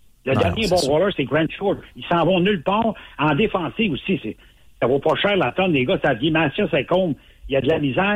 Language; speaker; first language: French; native; French